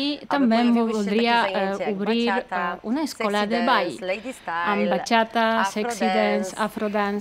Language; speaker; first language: Catalan; non-native, learner; Polish